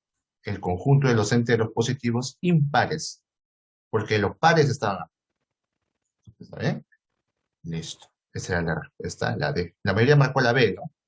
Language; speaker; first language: Spanish; native; Spanish